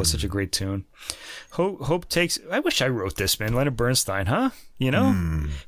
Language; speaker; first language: English; native; English